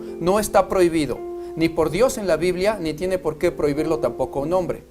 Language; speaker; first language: Spanish; native; Spanish